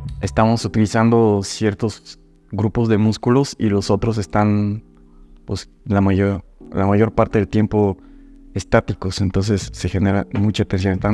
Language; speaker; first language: Spanish; non-native, fluent; Bulgarian